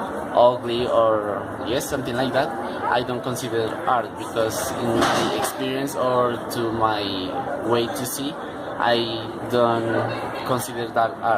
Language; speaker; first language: English; non-native, learner; Spanish